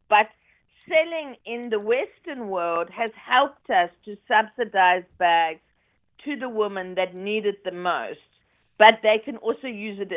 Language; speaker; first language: English; native; English